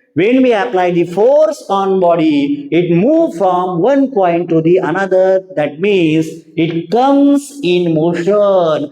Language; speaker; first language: English; non-native, local second language; Marathi